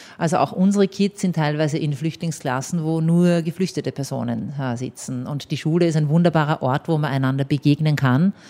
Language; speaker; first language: German; native; German